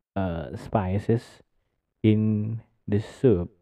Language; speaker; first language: English; non-native, learner; Indonesian